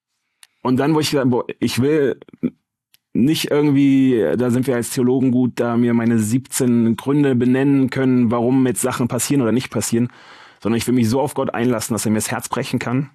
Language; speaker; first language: German; native; German